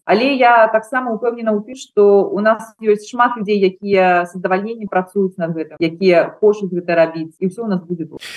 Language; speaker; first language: Belarusian; non-native, local second language; Russian